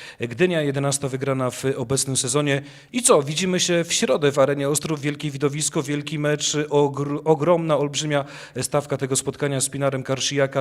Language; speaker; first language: Polish; native; Polish